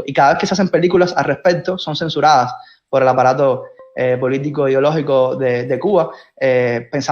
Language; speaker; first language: Spanish; native; Spanish